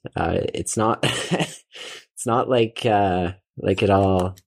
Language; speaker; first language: English; native; English